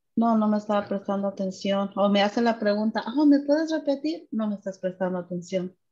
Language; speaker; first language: Spanish; native; Spanish